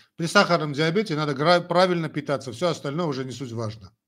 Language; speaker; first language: Russian; non-native, local second language; Armenian